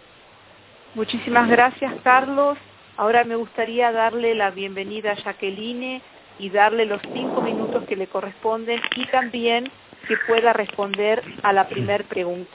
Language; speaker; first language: Spanish; native; Spanish